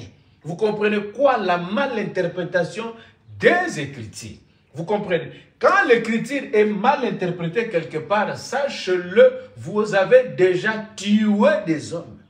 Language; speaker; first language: French; non-native, local second language; Lingala